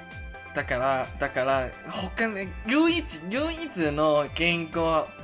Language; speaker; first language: Japanese; non-native, learner; Cantonese